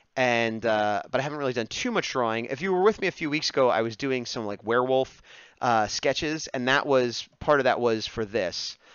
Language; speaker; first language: English; native; English